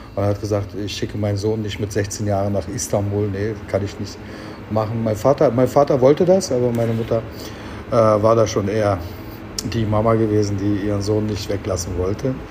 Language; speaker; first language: German; early bilingual, other home language; Turkish